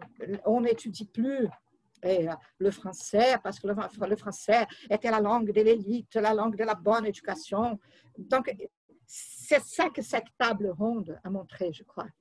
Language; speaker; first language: French; non-native, fluent; Portuguese